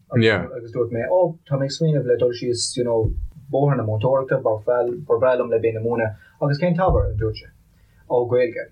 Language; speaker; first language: Irish; non-native, local second language; English